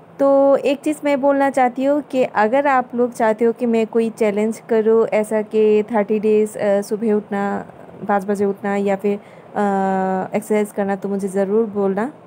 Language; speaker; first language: Hindi; non-native, local second language; Bangla